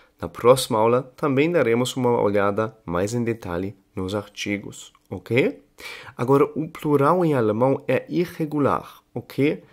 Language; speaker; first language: Portuguese; non-native, fluent; German